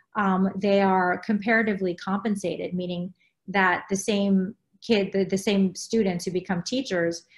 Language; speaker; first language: English; native; English